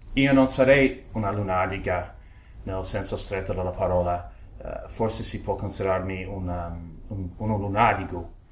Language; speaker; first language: Italian; non-native, fluent; English